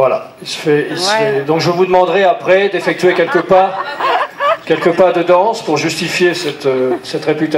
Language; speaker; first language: French; native; French